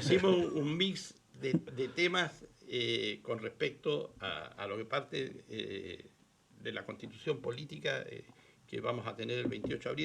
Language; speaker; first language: Spanish; native; Spanish